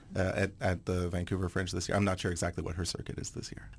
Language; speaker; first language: English; non-native, fluent; French